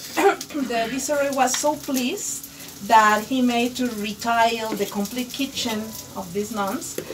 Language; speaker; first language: English; non-native, fluent; Spanish